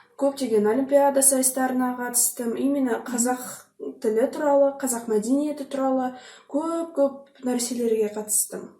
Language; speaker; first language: Kazakh; non-native, local second language; Russian